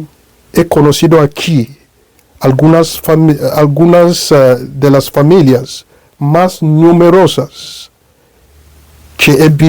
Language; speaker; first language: Spanish; non-native, fluent; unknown